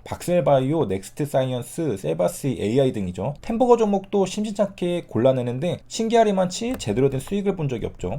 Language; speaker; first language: Korean; native; Korean